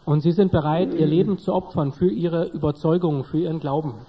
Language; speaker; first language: German; native; German